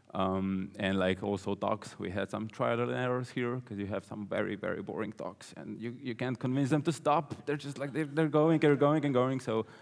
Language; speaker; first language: English; non-native, fluent; Slovenian